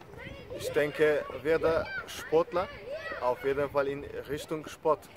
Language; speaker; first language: German; non-native, learner; Turkish